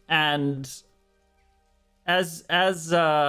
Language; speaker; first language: English; native; English